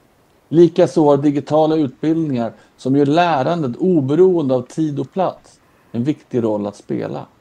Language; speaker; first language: Swedish; native; Swedish